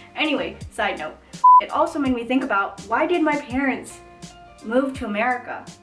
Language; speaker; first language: English; native; English